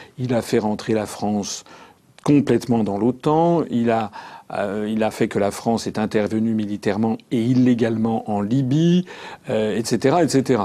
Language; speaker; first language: French; native; French